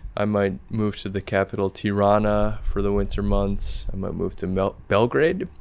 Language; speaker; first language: English; native; English